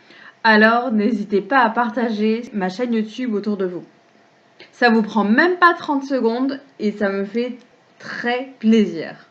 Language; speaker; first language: French; native; French